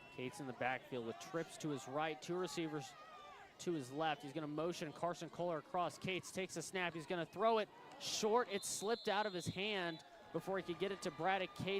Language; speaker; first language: English; native; English